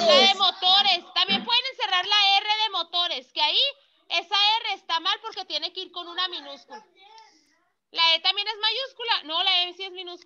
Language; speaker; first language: Spanish; native; Spanish